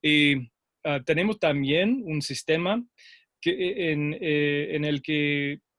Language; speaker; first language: Spanish; non-native, fluent; English